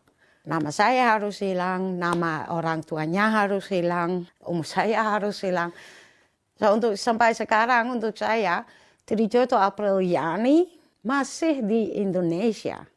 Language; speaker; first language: Indonesian; early bilingual, heritage; Indonesian